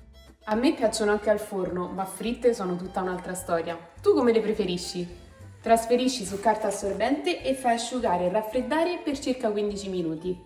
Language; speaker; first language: Italian; native; Italian